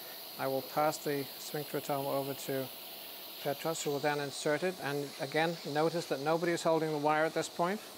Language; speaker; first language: English; native; English